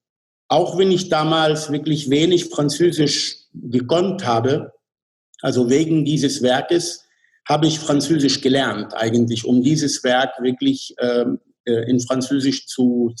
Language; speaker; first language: German; non-native, fluent; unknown